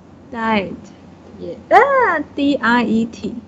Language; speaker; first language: English; non-native, learner; Chinese